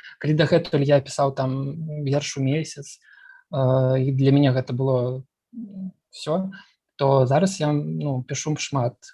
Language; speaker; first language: Belarusian; non-native, local second language; Russian